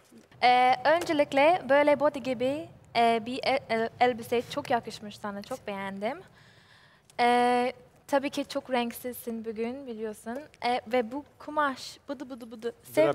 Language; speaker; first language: Turkish; non-native, learner; English